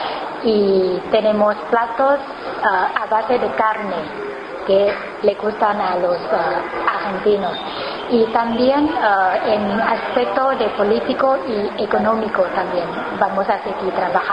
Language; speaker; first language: Spanish; non-native, learner; Thai